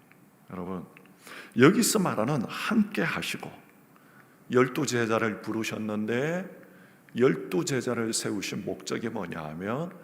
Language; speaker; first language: Korean; native; Korean